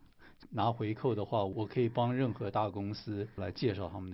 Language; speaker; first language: Chinese; native; Chinese